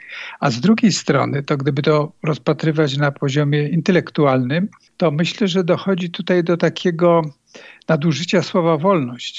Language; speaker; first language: Polish; native; Polish